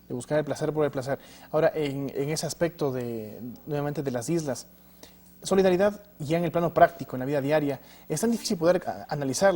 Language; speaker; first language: Spanish; native; Spanish